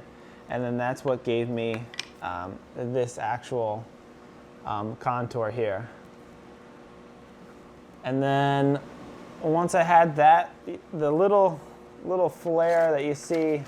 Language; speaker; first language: English; native; English